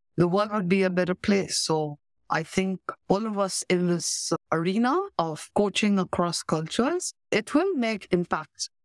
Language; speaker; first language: English; native; English